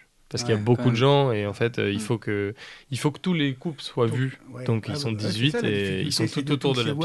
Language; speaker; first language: French; native; French